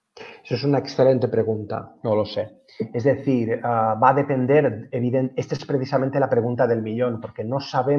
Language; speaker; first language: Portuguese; non-native, learner; Spanish